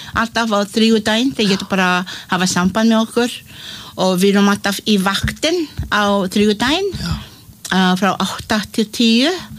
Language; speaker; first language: Icelandic; non-native, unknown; Malay